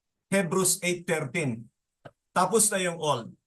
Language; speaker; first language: English; non-native, local second language; Filipino